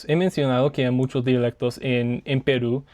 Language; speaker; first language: Spanish; non-native, learner; English